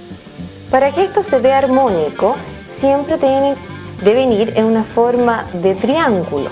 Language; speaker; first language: Spanish; native; Spanish